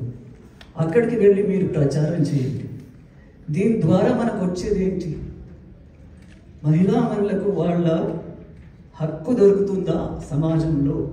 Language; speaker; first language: Telugu; native; Telugu